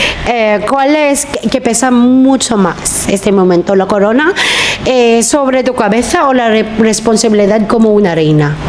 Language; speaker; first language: Spanish; non-native, fluent; Filipino